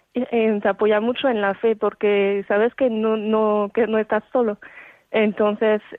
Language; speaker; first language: Spanish; non-native, fluent; French